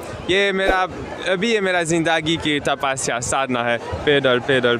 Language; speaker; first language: Hindi; non-native, learner; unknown